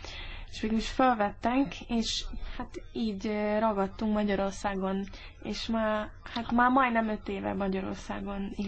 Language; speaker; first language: Hungarian; early bilingual, heritage; English